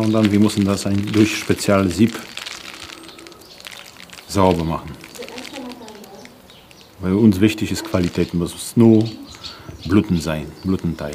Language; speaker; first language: German; non-native, learner; Polish